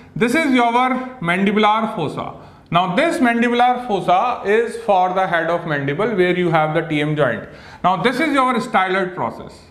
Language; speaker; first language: English; non-native, local second language; Hindi